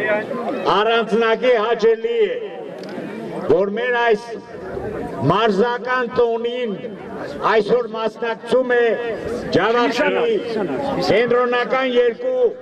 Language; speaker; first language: Armenian; native; Armenian